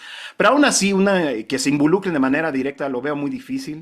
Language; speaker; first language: Spanish; native; Spanish